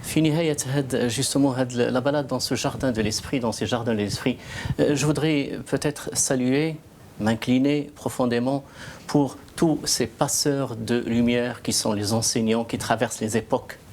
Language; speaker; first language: French; non-native, local second language; Arabic